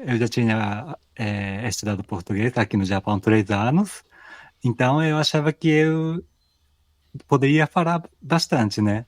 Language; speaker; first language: Portuguese; non-native, fluent; Japanese